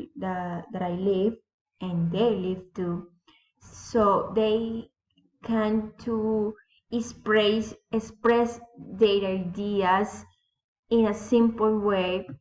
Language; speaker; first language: English; non-native, learner; Spanish